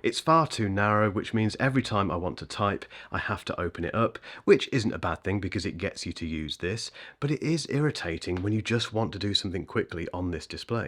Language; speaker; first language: English; native; English